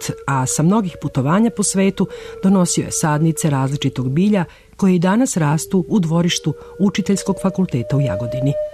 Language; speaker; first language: Serbian; native; Serbian